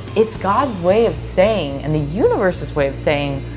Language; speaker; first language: English; native; English